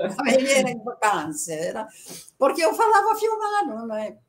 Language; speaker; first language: Portuguese; early bilingual, other home language; Italian